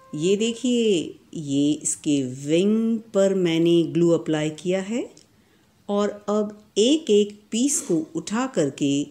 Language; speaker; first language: Hindi; native; Hindi